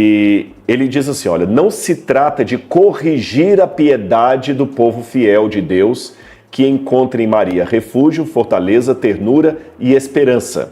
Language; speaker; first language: Portuguese; native; Portuguese